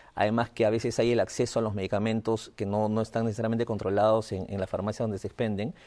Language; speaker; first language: Spanish; native; Spanish